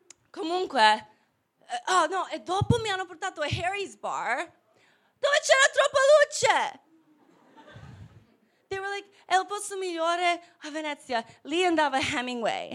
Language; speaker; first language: Italian; native; Italian